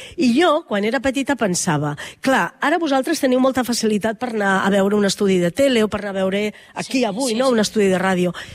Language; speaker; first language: Catalan; native; Catalan